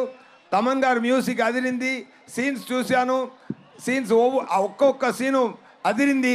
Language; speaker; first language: Telugu; non-native, local second language; Tamil